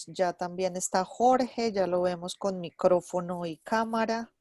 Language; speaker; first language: Spanish; native; Spanish